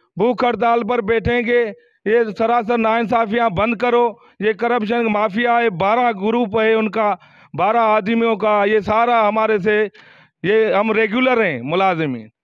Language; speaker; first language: Urdu; non-native, local second language; Sindhi